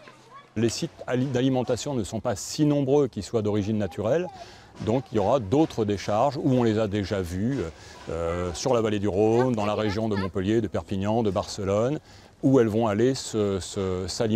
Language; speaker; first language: French; native; French